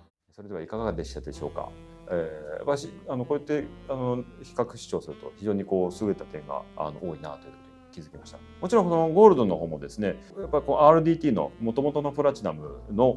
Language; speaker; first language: Japanese; native; Japanese